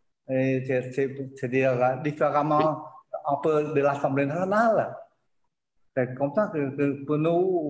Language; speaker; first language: French; non-native, learner; Khmer